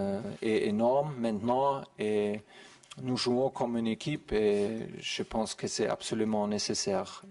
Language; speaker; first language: French; non-native, learner; German